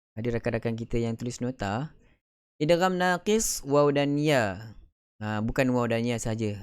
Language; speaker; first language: Malay; native; Malay